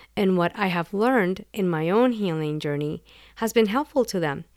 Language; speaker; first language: English; non-native, fluent; Spanish